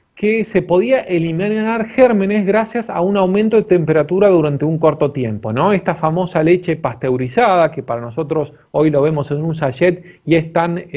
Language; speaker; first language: Spanish; native; Spanish